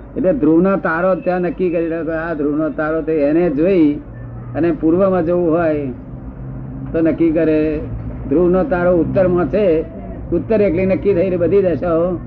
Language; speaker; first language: Gujarati; native; Gujarati